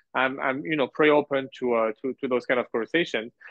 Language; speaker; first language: English; early bilingual, heritage; Arabic